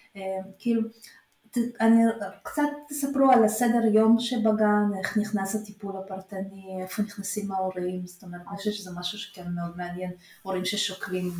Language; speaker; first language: Hebrew; early bilingual, other home language; Russian